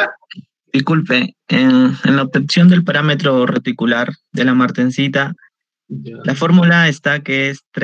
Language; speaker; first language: Spanish; native; Spanish